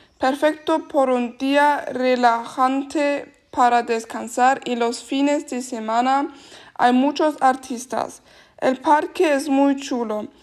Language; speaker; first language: Spanish; non-native, learner; German